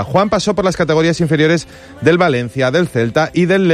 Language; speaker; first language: Spanish; native; Spanish